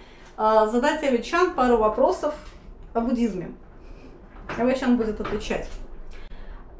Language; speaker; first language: Russian; native; Russian